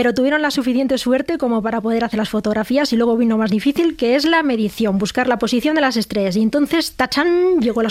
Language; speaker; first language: Spanish; native; Spanish